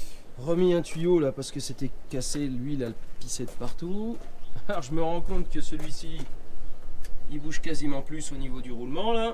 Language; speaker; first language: French; native; French